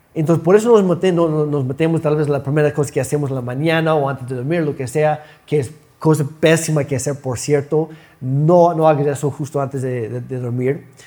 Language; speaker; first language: Spanish; non-native, fluent; English